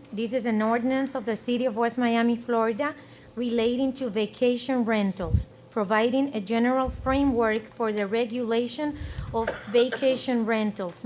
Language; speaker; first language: English; non-native, fluent; Spanish